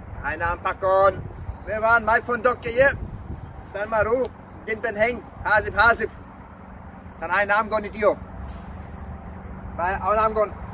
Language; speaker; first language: Thai; non-native, learner; German